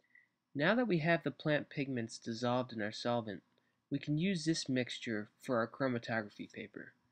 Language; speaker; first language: English; native; English